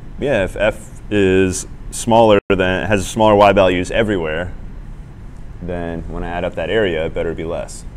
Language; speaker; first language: English; native; English